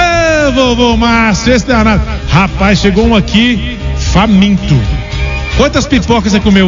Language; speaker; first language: Portuguese; native; Portuguese